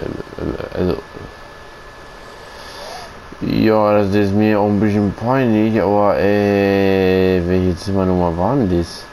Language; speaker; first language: German; native; German